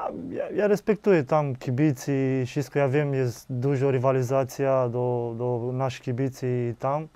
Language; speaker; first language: Polish; non-native, learner; Romanian